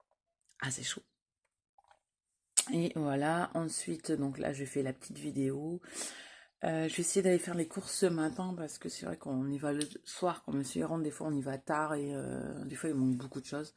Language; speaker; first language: French; native; French